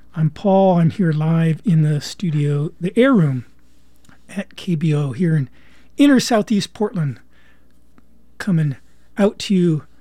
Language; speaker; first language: English; native; English